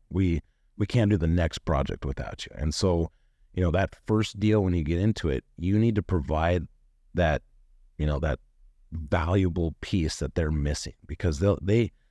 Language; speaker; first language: English; native; English